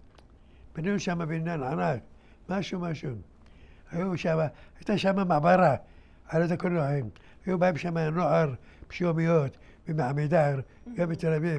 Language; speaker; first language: Hebrew; early bilingual, other home language; Arabic